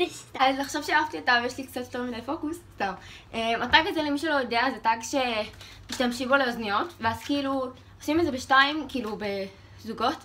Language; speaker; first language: Hebrew; native; Hebrew